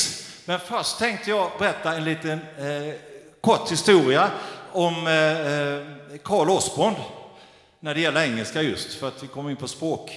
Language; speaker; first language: Swedish; native; Swedish